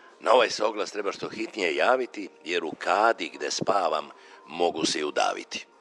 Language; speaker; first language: Serbian; non-native, local second language; Macedonian